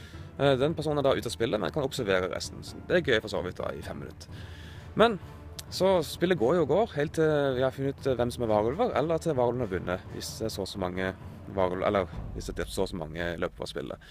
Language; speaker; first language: Norwegian; native; Norwegian